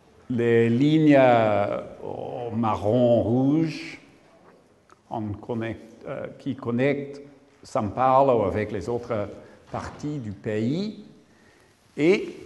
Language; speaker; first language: French; non-native, learner; English